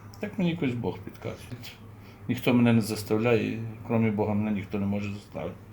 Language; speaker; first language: Ukrainian; native; Ukrainian